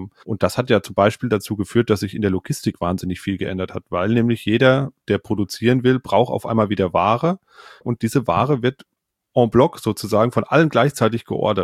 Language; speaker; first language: German; native; German